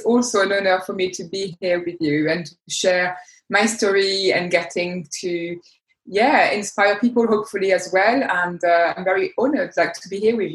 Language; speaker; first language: English; non-native, fluent; French